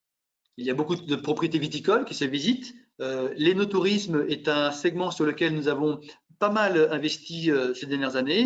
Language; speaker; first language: French; native; French